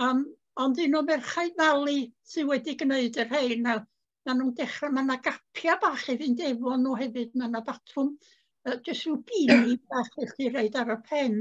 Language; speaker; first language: Welsh; native; Welsh